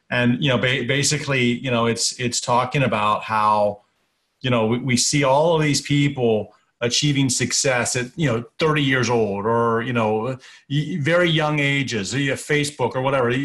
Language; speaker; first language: English; native; English